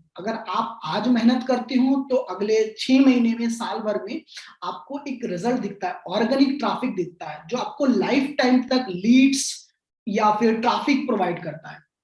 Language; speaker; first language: Hindi; non-native, local second language; Bangla